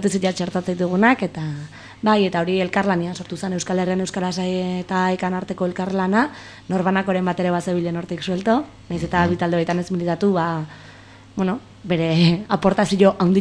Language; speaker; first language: Basque; native; Basque